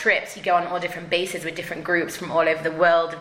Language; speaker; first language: English; native; English